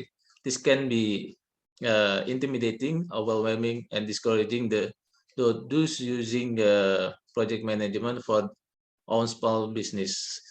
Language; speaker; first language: English; non-native, learner; Indonesian